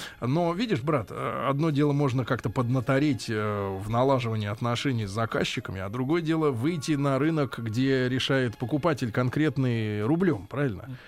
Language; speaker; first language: Russian; native; Russian